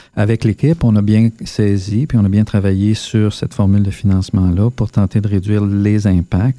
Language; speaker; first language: French; native; French